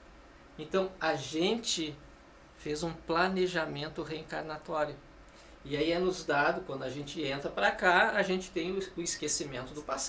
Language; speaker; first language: Portuguese; native; Portuguese